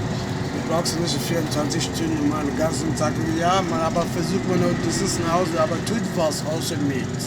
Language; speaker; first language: German; non-native, learner; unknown